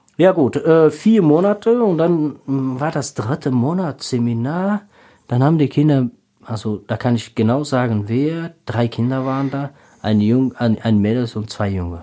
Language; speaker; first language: German; non-native, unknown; Tajik